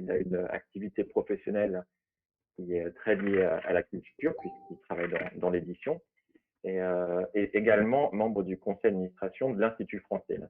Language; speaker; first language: French; native; French